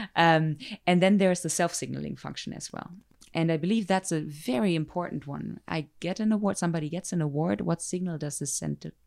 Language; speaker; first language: English; non-native, fluent; German